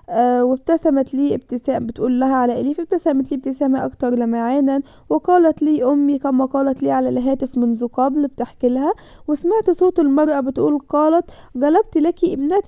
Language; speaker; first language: Arabic; native; Arabic